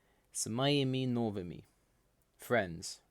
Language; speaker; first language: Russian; non-native, fluent; English